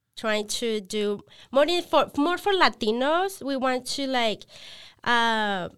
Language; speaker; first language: English; non-native, learner; Spanish